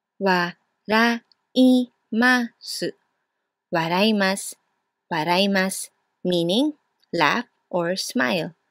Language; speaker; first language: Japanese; non-native, fluent; Burmese